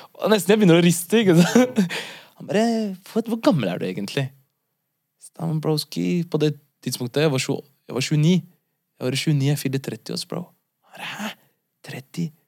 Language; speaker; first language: Norwegian; early bilingual, other home language; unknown